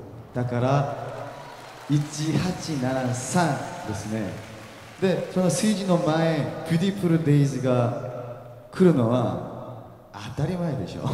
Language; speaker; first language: Japanese; non-native, learner; Korean